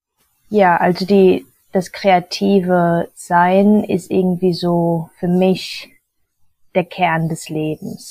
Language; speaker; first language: German; early bilingual, heritage; German